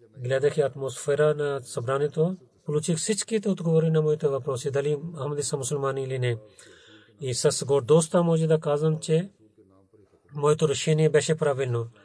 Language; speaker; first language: Bulgarian; non-native, learner; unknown